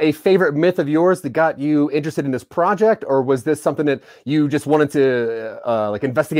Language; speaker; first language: English; native; English